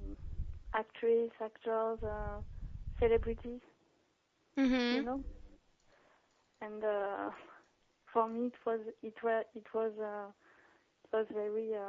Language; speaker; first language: English; non-native, learner; French